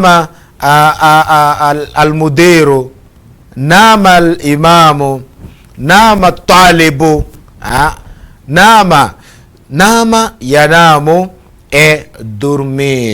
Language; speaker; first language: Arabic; non-native, fluent; Portuguese